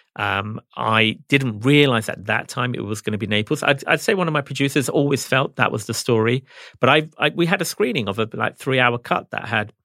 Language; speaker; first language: English; native; English